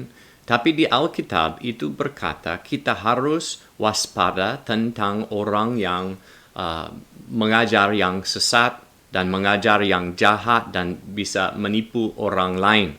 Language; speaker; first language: Indonesian; non-native, learner; English